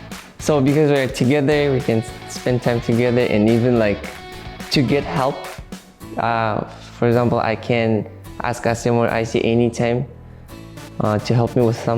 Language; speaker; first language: English; non-native, fluent; Russian